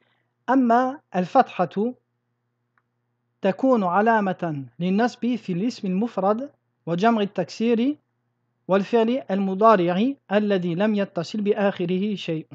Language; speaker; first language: Arabic; non-native, fluent; French